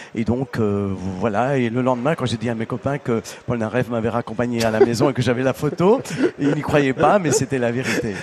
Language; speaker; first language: French; early bilingual, other home language; Italian